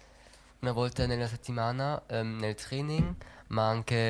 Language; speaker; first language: Italian; early bilingual, heritage; Italian